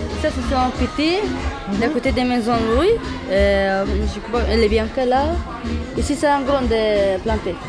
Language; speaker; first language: French; non-native, learner; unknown